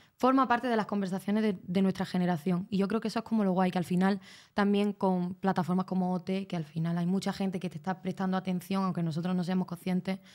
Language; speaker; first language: Spanish; native; Spanish